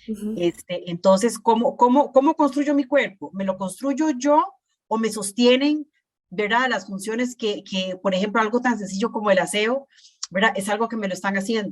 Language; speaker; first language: Spanish; native; Spanish